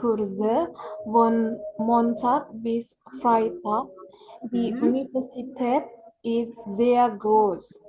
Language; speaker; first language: German; non-native, learner; Indonesian